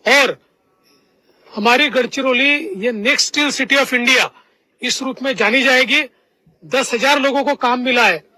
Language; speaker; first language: Hindi; non-native, local second language; Marathi